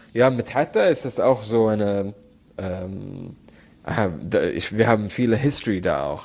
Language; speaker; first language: German; non-native, learner; Arabic